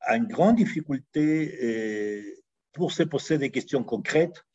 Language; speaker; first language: French; non-native, fluent; Spanish